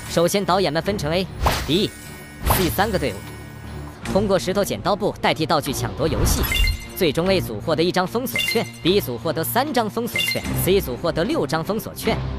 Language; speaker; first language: Chinese; native; Chinese